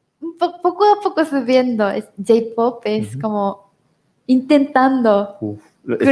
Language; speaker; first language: Spanish; non-native, learner; Japanese